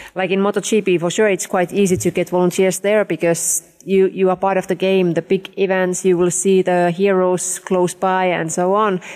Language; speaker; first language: English; non-native, fluent; Finnish